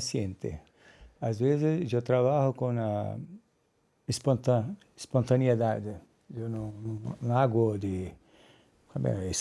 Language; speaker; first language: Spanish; non-native, learner; Portuguese